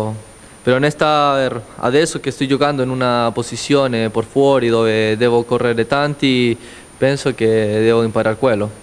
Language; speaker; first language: Italian; non-native, learner; Spanish